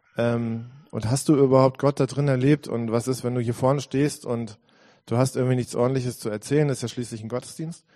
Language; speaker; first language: German; native; German